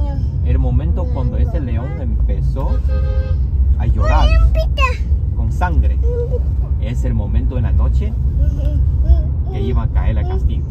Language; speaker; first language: Spanish; non-native, fluent; Chinese